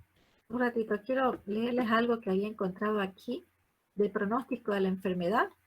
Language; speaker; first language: Spanish; native; Spanish